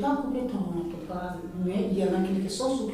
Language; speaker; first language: French; non-native, learner; Bambara